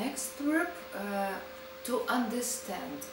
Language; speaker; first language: English; non-native, fluent; Russian